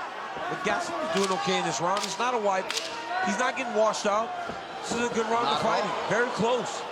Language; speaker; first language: English; native; English